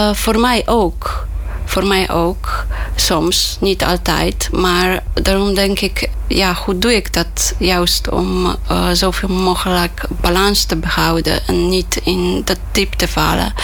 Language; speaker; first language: Dutch; non-native, fluent; Polish